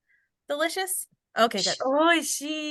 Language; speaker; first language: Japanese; non-native, fluent; English